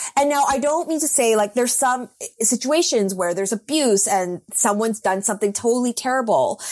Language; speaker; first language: English; native; English